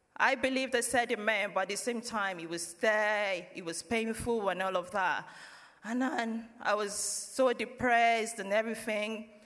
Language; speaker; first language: English; non-native, local second language; Yoruba